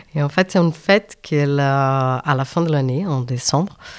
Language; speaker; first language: French; non-native, fluent; Portuguese